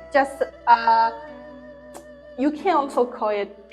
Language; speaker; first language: English; non-native, learner; Chinese